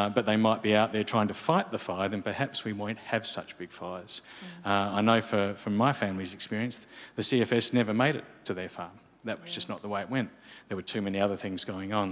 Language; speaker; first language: English; native; English